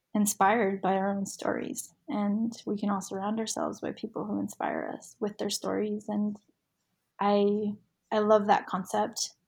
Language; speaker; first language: English; early bilingual, other home language; Spanish